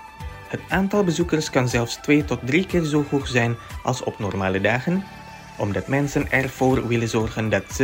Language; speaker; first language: Dutch; non-native, fluent; Indonesian